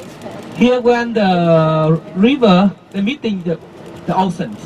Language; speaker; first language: English; non-native, learner; Vietnamese